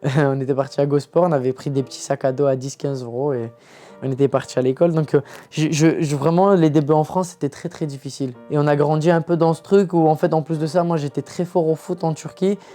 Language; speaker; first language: French; early bilingual, other home language; Turkish